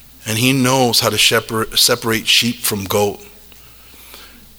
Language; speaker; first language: English; native; English